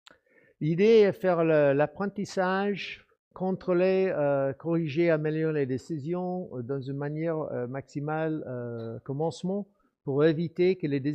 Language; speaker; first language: French; non-native, fluent; English